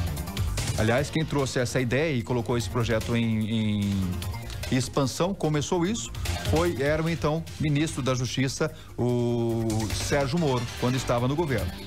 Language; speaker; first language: Portuguese; native; Portuguese